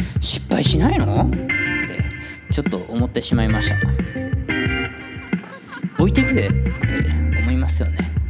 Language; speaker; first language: Japanese; native; Japanese